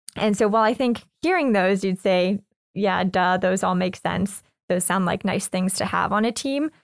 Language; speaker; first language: English; native; English